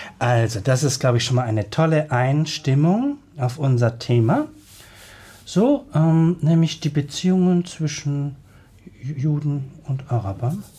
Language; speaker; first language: German; native; German